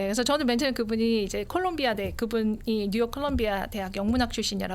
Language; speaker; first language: Korean; native; Korean